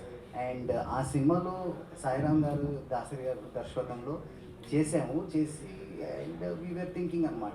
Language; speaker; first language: Telugu; native; Telugu